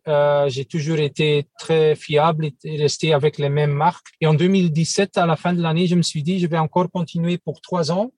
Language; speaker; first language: French; non-native, local second language; Dutch